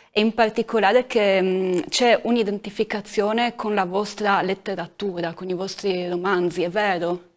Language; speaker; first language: Italian; native; Italian